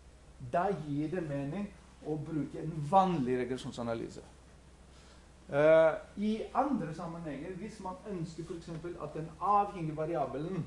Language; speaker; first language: Norwegian; non-native, fluent; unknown